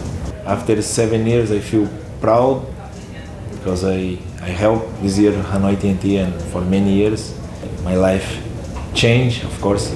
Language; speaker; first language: English; non-native, learner; Portuguese